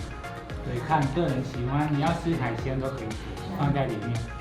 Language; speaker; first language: Chinese; non-native, fluent; Thai